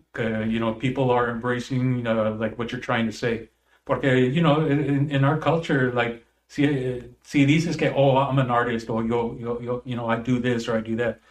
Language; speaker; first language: English; early bilingual, other home language; Spanish